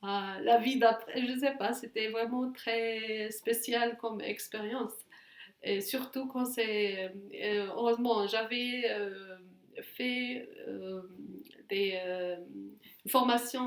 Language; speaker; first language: French; non-native, fluent; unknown